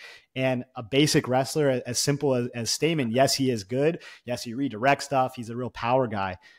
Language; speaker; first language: English; native; English